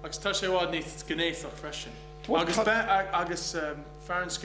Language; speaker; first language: Irish; non-native, learner; English